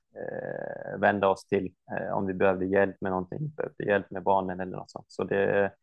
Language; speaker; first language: Swedish; non-native, fluent; Icelandic